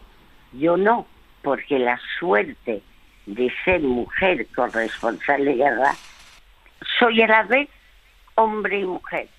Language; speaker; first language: Spanish; early bilingual, other home language; French